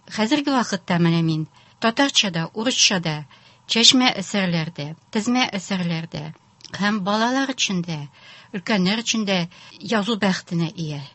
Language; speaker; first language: Tatar; native; Tatar